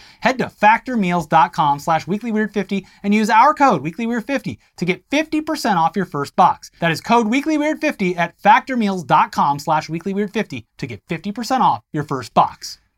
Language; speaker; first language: English; native; English